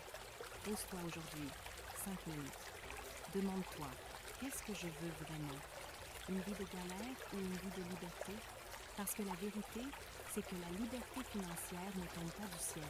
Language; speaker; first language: French; native; French